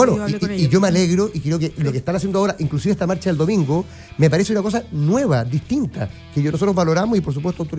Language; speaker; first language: Spanish; native; Spanish